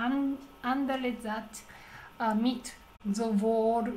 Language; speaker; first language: German; non-native, learner; Japanese